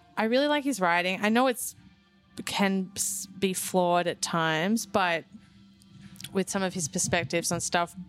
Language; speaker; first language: English; native; English